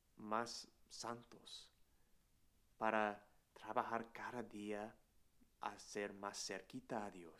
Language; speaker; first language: Spanish; non-native, fluent; English